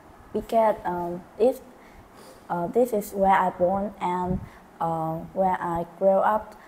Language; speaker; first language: English; non-native, learner; Vietnamese